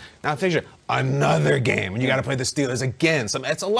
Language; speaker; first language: English; native; English